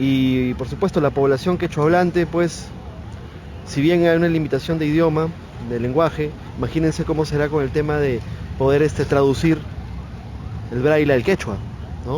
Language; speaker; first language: Spanish; native; Spanish